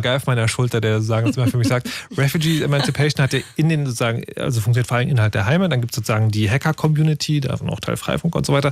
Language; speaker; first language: German; native; German